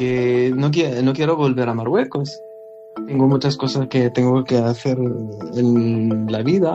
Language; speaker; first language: Spanish; non-native, learner; Arabic